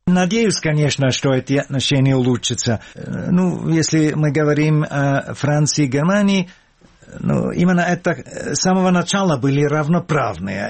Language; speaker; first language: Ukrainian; non-native, learner; German